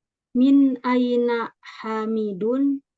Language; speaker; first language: Arabic; non-native, learner; Indonesian